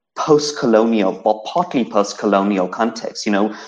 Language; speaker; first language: English; native; English